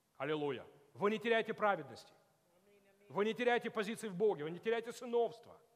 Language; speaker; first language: Russian; non-native, local second language; Ukrainian